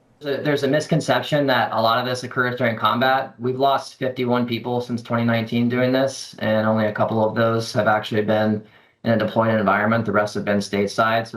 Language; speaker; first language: English; native; English